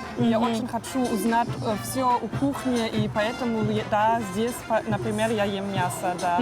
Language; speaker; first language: Russian; non-native, learner; German